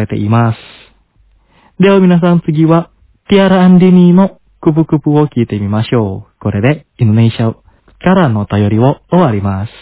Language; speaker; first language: Japanese; non-native, fluent; Indonesian